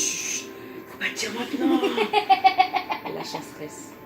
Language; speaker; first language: French; native; French